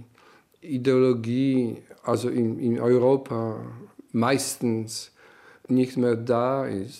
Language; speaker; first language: German; non-native, fluent; Polish